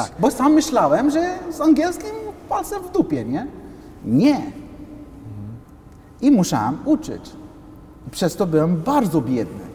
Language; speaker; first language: Polish; non-native, fluent; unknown